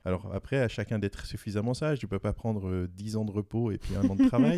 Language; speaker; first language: French; native; French